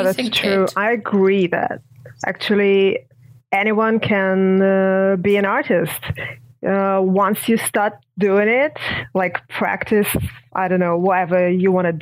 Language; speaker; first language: English; non-native, fluent; Russian